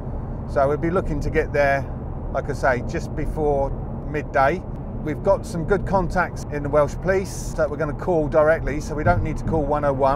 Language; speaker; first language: English; native; English